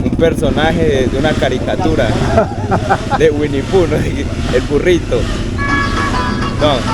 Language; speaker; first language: Spanish; native; Spanish